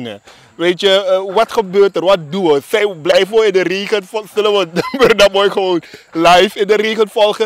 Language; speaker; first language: Dutch; native; Dutch